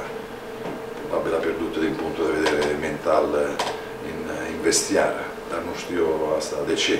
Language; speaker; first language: Romanian; non-native, fluent; Italian